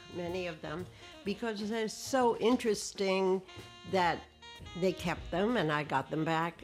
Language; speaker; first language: English; native; English